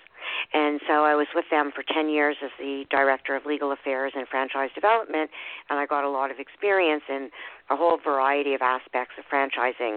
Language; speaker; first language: English; native; English